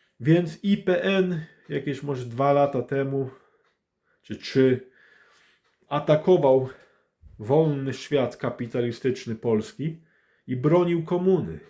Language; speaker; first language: Polish; early bilingual, heritage; English